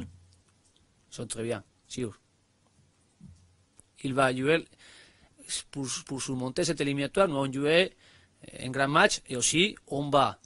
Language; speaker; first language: French; non-native, learner; Spanish